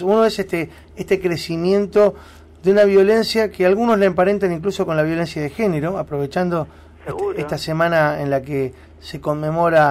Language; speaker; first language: Spanish; native; Spanish